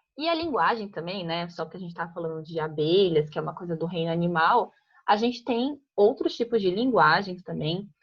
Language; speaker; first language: Portuguese; native; Portuguese